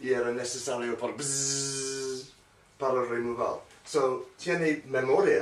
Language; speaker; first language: Spanish; non-native, learner; English